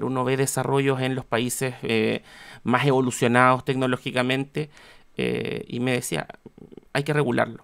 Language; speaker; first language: Spanish; native; Spanish